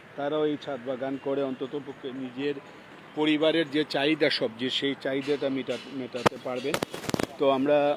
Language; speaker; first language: Bangla; native; Bangla